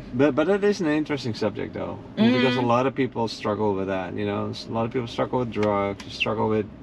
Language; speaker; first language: English; non-native, fluent; Dutch